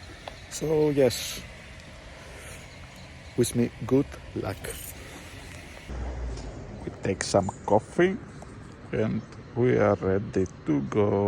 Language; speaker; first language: English; non-native, learner; Greek